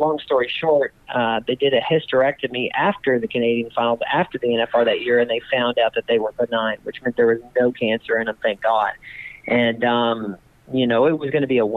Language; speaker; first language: English; native; English